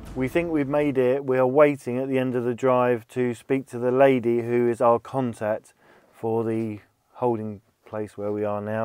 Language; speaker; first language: English; native; English